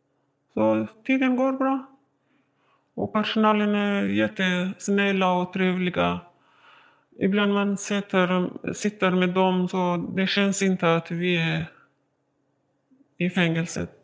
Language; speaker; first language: Swedish; non-native, learner; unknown